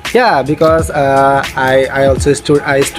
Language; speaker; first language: English; non-native, learner; Bangla